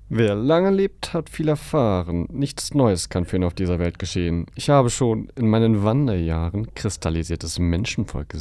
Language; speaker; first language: German; native; German